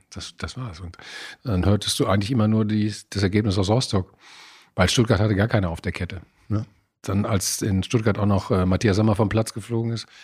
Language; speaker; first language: German; native; German